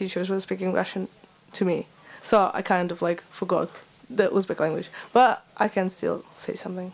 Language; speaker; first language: English; non-native, fluent; Uzbek